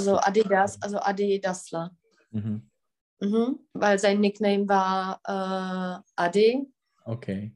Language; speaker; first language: German; non-native, fluent; Czech